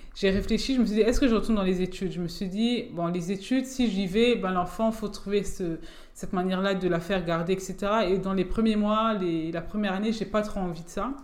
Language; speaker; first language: French; native; French